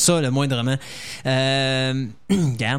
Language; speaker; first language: French; native; French